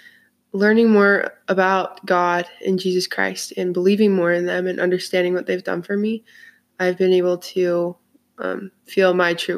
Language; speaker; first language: English; native; English